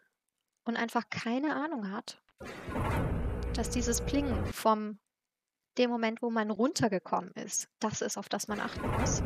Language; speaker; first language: German; native; German